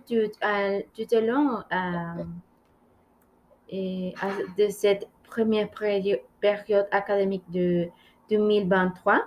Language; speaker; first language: French; non-native, learner; Spanish